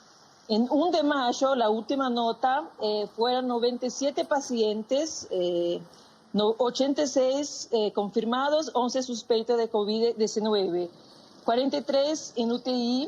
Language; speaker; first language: Spanish; non-native, fluent; Portuguese